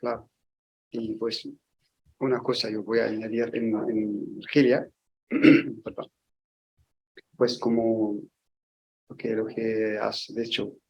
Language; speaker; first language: Spanish; non-native, learner; Arabic